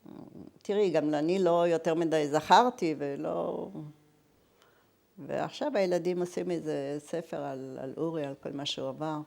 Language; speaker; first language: Hebrew; early bilingual, other home language; German